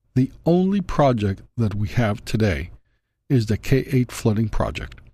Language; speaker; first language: English; non-native, fluent; Spanish